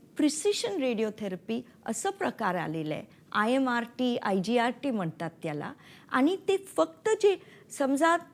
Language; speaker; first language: Marathi; non-native, local second language; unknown